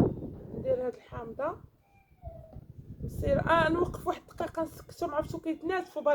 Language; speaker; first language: Arabic; native; Arabic